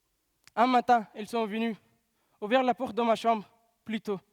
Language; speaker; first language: French; non-native, learner; Pashto